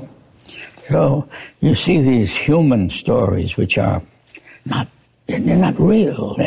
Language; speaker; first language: English; early bilingual, other home language; Yiddish